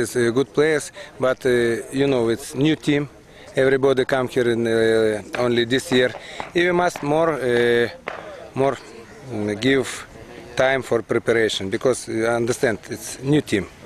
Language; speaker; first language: English; non-native, learner; Ukrainian